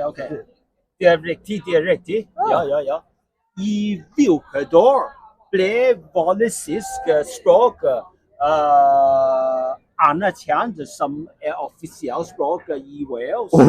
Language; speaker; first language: Norwegian; non-native, learner; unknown